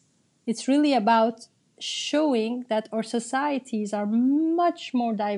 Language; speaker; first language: English; non-native, fluent; Turkish